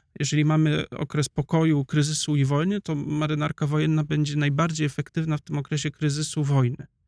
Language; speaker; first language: Polish; native; Polish